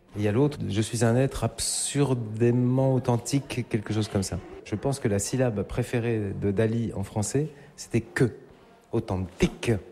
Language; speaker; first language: French; native; French